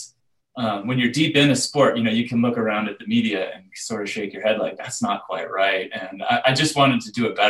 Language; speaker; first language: English; native; English